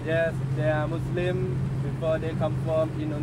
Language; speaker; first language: English; non-native, learner; Thai